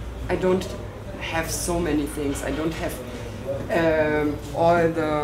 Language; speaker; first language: English; non-native, learner; German